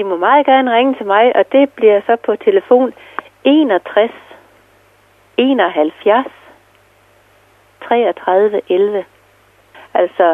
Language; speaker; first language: Danish; native; Danish